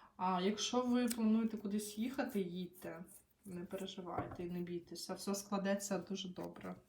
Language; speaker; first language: Ukrainian; non-native, local second language; Russian